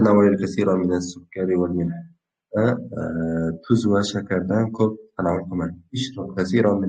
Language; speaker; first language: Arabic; non-native, fluent; Uzbek